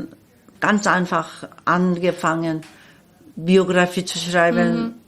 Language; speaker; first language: German; non-native, learner; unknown